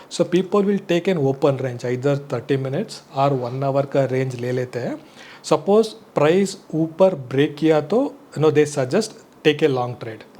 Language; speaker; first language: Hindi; non-native, local second language; Kannada